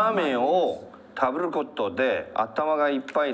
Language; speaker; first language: Japanese; non-native, learner; Chinese